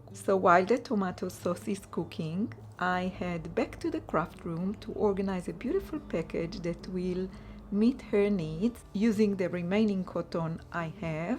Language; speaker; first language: English; non-native, fluent; Hebrew